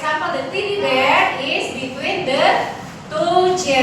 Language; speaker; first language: English; non-native, learner; Indonesian